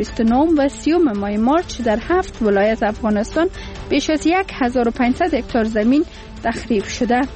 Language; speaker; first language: Persian; native; Persian